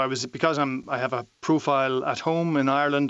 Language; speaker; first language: English; native; English